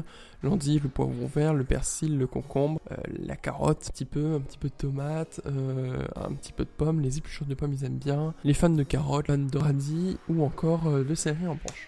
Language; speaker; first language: French; native; French